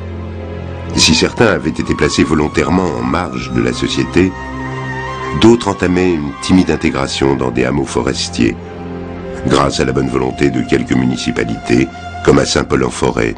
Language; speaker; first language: French; native; French